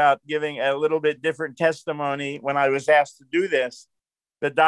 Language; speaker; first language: English; native; English